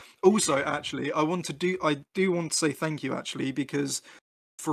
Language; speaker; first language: English; native; English